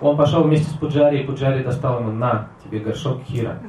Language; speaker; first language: Russian; native; Russian